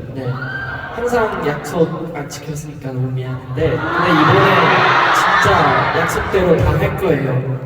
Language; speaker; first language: Korean; non-native, learner; Chinese